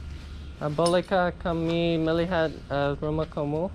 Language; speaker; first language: Indonesian; non-native, learner; English